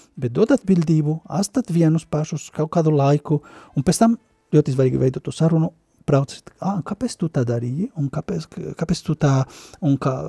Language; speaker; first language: Latvian; non-native, fluent; Spanish